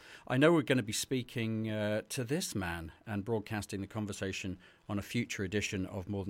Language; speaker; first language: English; native; English